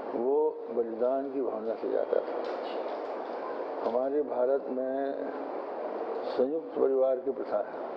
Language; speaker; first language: Hindi; native; Hindi